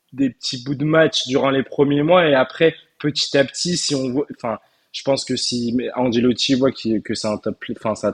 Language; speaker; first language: French; early bilingual, heritage; Turkish